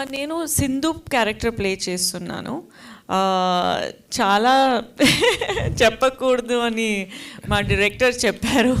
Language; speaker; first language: Telugu; non-native, fluent; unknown